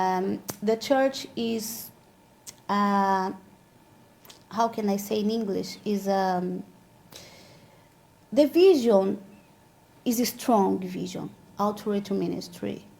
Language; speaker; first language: English; non-native, learner; Portuguese